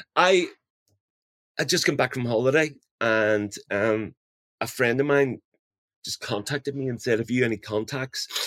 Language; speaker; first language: English; native; English